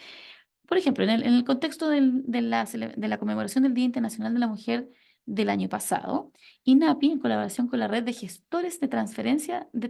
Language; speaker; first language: Spanish; native; Spanish